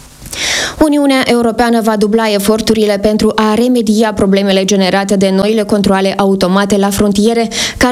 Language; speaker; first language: Romanian; native; Romanian